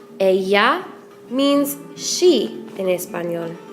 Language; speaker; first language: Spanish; non-native, fluent; English